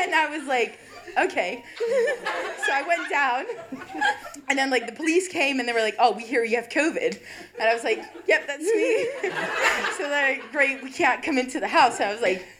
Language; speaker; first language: English; non-native, fluent; French